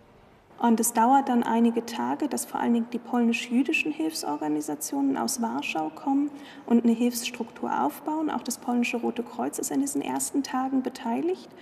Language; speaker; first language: German; native; German